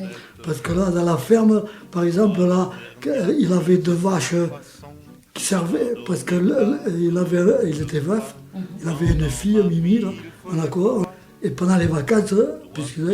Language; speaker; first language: French; native; French